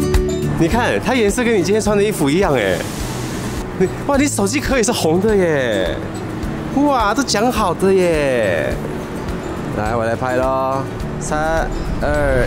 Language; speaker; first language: Chinese; native; Chinese